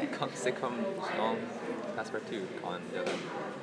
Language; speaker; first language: French; non-native, fluent; English